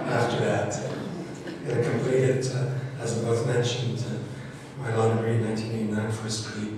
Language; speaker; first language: English; non-native, fluent; Cree